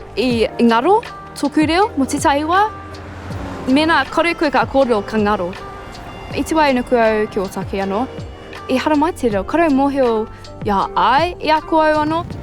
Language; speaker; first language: Māori; non-native, local second language; English